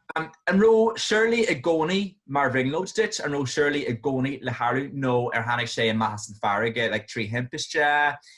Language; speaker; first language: Irish; native; Irish